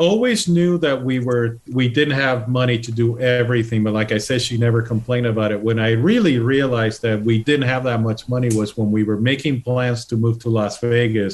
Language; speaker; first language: English; non-native, fluent; Spanish